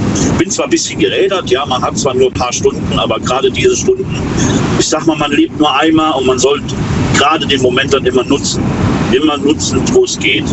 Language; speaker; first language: German; native; German